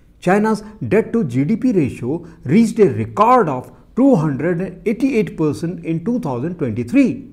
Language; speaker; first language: English; non-native, local second language; Hindi